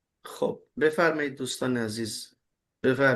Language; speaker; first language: Persian; non-native, fluent; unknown